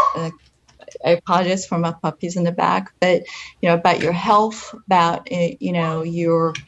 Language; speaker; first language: English; non-native, fluent; Polish